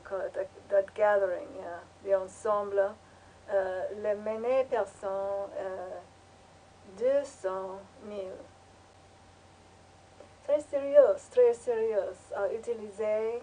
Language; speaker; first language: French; non-native, learner; English